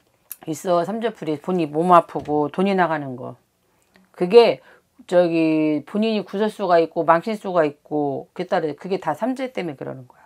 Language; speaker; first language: Korean; native; Korean